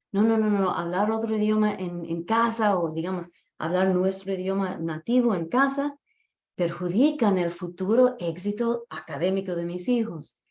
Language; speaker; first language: Spanish; non-native, fluent; English